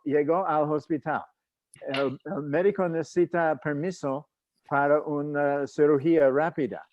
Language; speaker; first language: Spanish; non-native, fluent; English